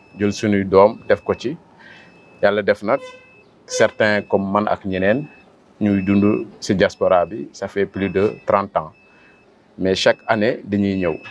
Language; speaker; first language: Wolof; non-native, local second language; Mandingo